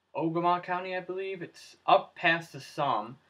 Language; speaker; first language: English; native; English